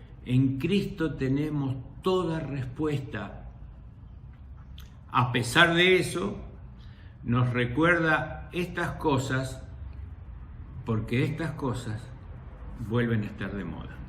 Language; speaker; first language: Spanish; native; Spanish